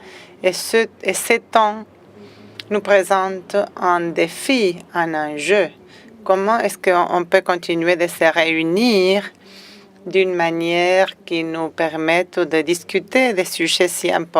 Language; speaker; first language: French; non-native, fluent; Spanish